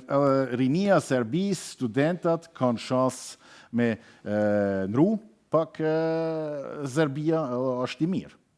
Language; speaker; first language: Albanian; non-native, learner; German